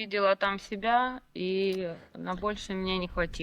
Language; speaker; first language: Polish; non-native, learner; Russian